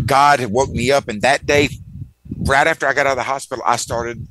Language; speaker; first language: English; native; English